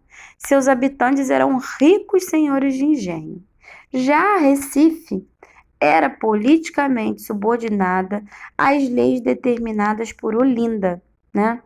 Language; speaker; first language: Portuguese; native; Portuguese